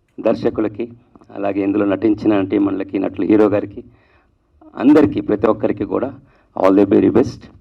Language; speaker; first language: Telugu; native; Telugu